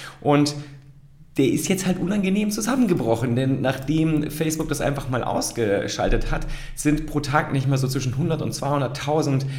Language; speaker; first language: German; native; German